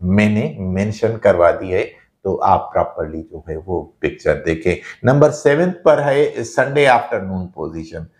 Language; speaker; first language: Urdu; non-native, local second language; Sindhi